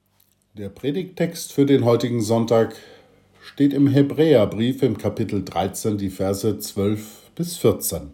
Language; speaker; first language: German; native; German